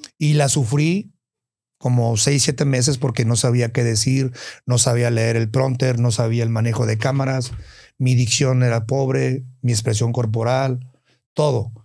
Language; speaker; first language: Spanish; native; Spanish